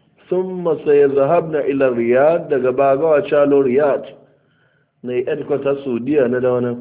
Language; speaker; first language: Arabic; non-native, fluent; Hausa